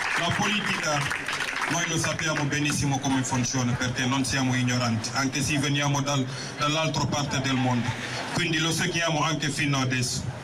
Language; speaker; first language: Italian; non-native, fluent; Wolof